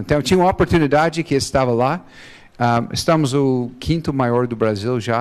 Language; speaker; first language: Portuguese; non-native, fluent; English